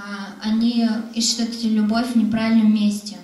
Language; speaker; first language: Russian; native; Russian